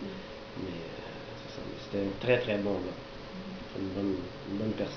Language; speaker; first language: French; native; French